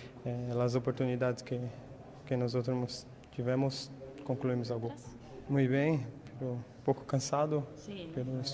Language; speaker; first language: Spanish; non-native, learner; Portuguese